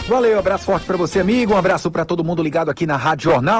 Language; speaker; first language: Portuguese; native; Portuguese